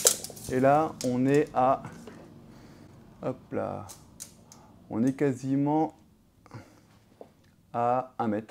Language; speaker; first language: French; native; French